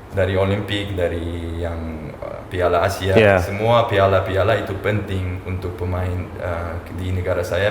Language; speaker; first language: Indonesian; non-native, fluent; Uzbek